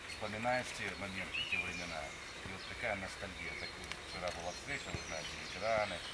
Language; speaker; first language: Russian; non-native, fluent; Albanian